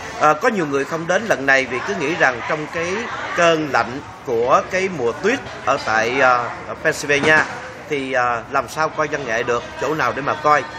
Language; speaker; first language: Vietnamese; native; Vietnamese